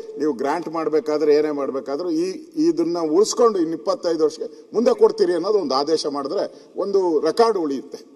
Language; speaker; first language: Kannada; native; Kannada